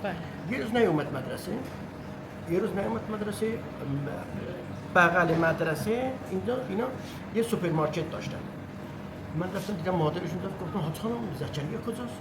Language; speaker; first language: Persian; non-native, local second language; Azerbaijani